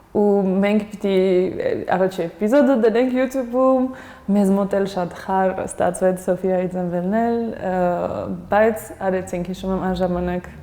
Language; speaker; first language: Armenian; non-native, fluent; Spanish